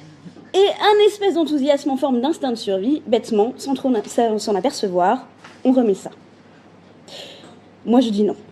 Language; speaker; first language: French; native; French